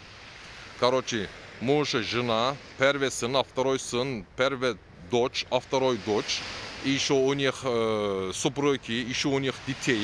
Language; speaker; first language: Russian; non-native, learner; Turkish